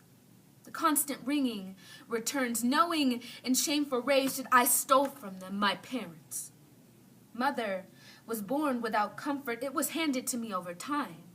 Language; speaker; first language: English; native; English